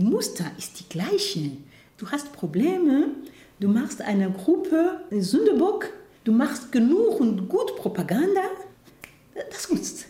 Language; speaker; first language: German; non-native, fluent; Kinyarwanda